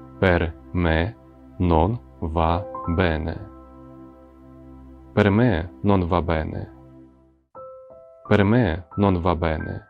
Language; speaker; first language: Italian; non-native, fluent; Ukrainian